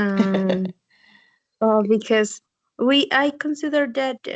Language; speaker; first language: English; non-native, learner; Spanish